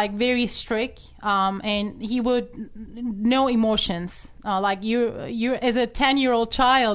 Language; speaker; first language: English; non-native, fluent; Turkish